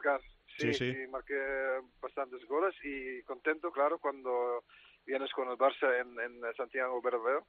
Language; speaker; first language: Spanish; non-native, fluent; Dutch